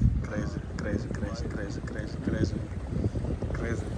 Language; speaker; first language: English; non-native, learner; Greek